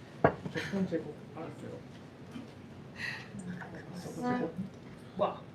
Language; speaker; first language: Korean; non-native, learner; Japanese